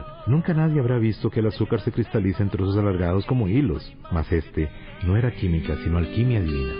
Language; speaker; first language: Spanish; native; Spanish